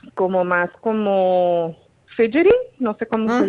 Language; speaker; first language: Spanish; native; Spanish